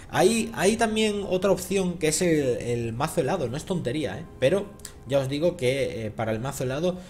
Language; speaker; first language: Spanish; native; Spanish